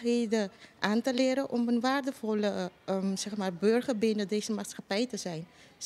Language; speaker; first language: Dutch; non-native, local second language; Papiamento